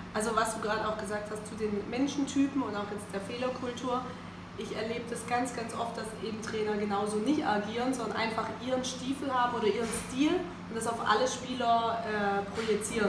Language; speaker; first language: German; native; German